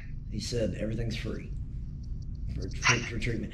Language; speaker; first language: English; native; English